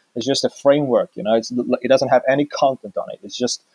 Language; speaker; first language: English; non-native, fluent; Swedish